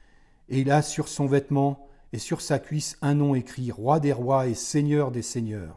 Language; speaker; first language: French; native; French